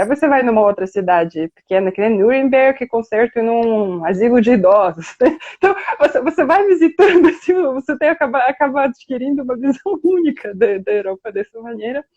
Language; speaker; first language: Portuguese; non-native, fluent; Russian